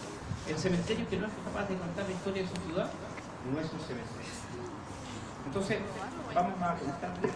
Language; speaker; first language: Spanish; native; Spanish